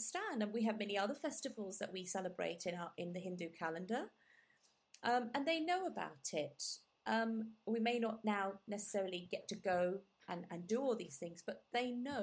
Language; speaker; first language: English; non-native, local second language; Gujarati